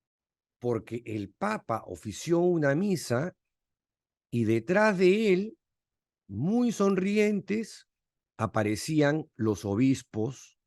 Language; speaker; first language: Spanish; native; Spanish